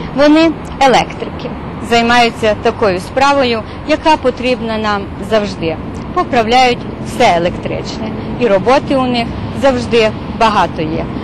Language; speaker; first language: Ukrainian; early bilingual, heritage; Ukrainian